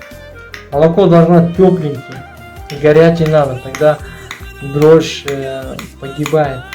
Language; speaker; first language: Russian; non-native, learner; Uzbek